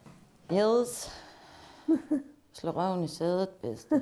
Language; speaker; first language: Danish; native; Danish